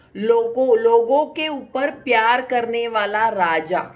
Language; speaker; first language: Hindi; non-native, local second language; Marathi